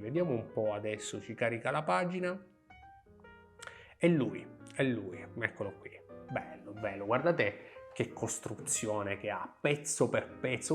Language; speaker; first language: Italian; native; Italian